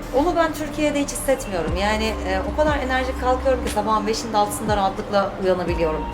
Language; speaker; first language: Turkish; early bilingual, heritage; Turkish